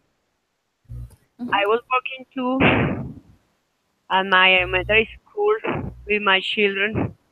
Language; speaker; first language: English; non-native, fluent; Spanish